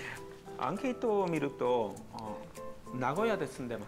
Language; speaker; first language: Japanese; non-native, learner; Korean